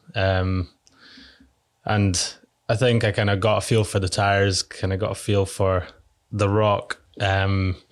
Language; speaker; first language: English; native; English